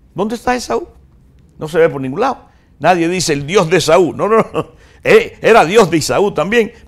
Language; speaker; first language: Spanish; native; Spanish